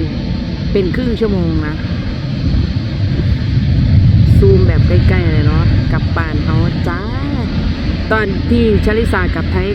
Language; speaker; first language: Thai; non-native, local second language; Northeastern Thai